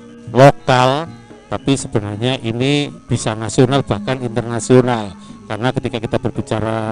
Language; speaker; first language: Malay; non-native, local second language; Javanese